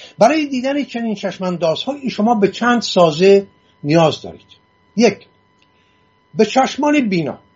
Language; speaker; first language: Persian; non-native, local second language; Assyrian Neo-Aramaic